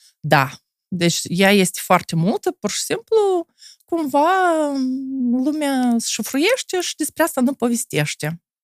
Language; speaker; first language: Romanian; non-native, local second language; Russian